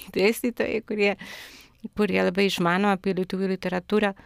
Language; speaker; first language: Lithuanian; non-native, fluent; Spanish